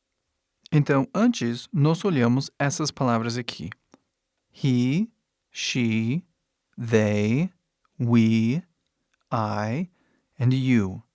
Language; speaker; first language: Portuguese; non-native, fluent; English